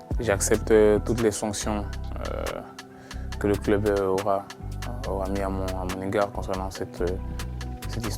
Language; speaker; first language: French; native; French